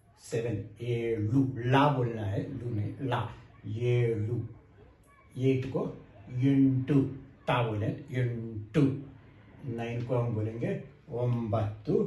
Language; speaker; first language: Hindi; non-native, local second language; Kannada